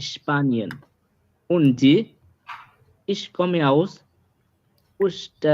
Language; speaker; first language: German; non-native, learner; Bangla